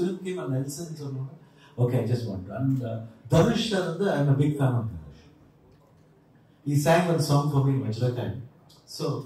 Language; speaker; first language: Tamil; non-native, learner; Kannada